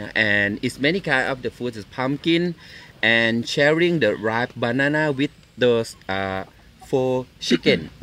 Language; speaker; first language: English; non-native, learner; Thai